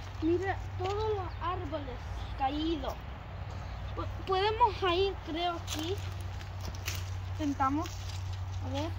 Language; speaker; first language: Spanish; early bilingual, heritage; Spanish